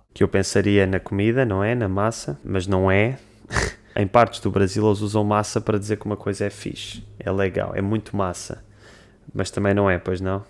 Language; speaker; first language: Portuguese; native; Portuguese